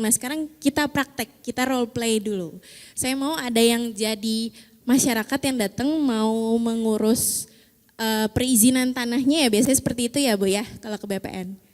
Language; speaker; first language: Indonesian; native; Indonesian